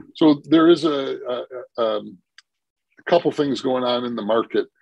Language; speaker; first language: English; native; English